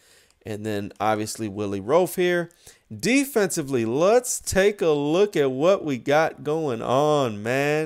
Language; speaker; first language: English; native; English